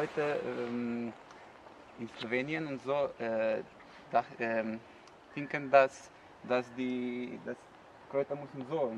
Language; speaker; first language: German; non-native, learner; Slovenian